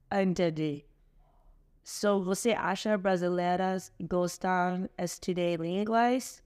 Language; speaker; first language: Portuguese; non-native, learner; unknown